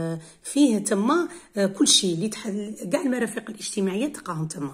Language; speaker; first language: Arabic; native; Arabic